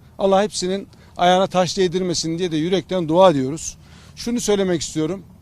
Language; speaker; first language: Turkish; native; Turkish